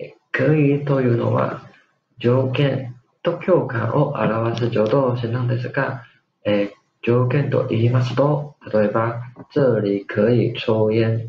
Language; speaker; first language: Japanese; non-native, fluent; Chinese